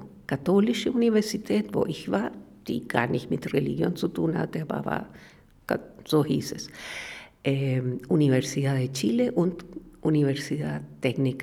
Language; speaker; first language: German; non-native, fluent; Spanish